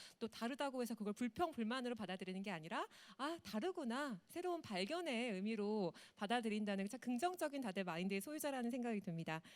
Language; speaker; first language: Korean; native; Korean